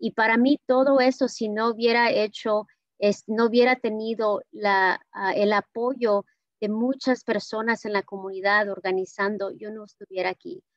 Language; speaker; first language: Spanish; early bilingual, heritage; Spanish